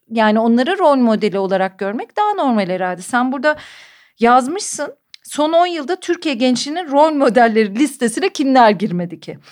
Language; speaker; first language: Turkish; native; Turkish